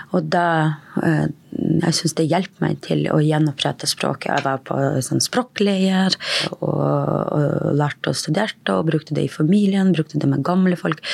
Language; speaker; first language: Norwegian; non-native, fluent; Russian